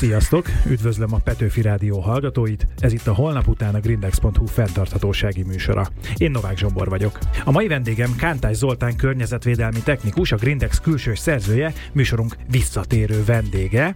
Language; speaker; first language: Hungarian; native; Hungarian